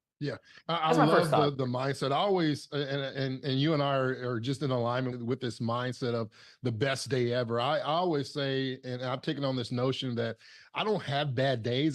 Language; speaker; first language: English; native; English